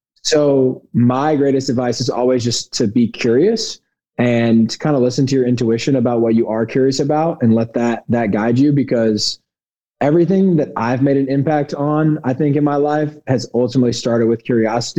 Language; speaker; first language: English; native; English